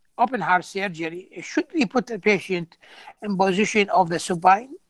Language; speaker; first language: English; non-native, fluent; Arabic